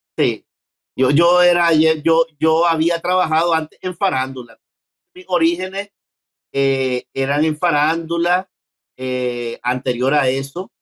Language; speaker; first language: Spanish; native; Spanish